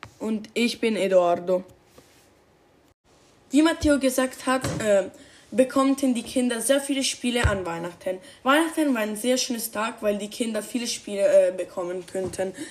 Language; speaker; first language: German; non-native, learner; Spanish